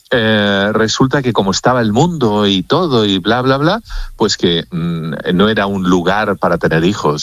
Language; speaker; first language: Spanish; native; Spanish